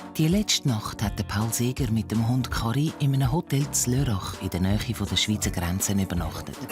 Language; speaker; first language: German; native; German